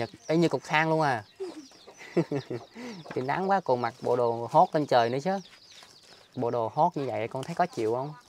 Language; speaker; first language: Vietnamese; native; Vietnamese